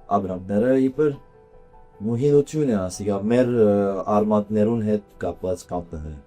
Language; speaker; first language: Armenian; early bilingual, heritage; Armenian